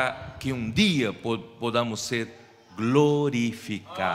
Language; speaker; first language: Spanish; non-native, fluent; Portuguese